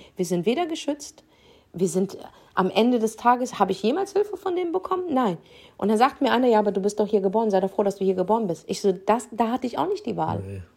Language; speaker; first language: German; early bilingual, other home language; Arabic